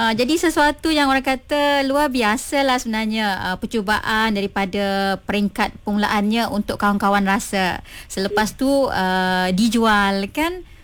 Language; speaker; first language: Malay; non-native, local second language; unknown